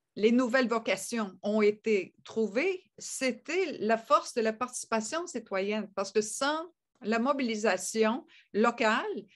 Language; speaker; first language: French; native; French